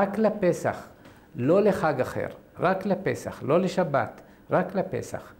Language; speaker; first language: Hebrew; non-native, fluent; Arabic